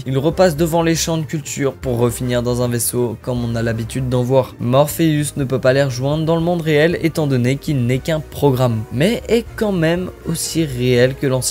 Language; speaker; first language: French; native; French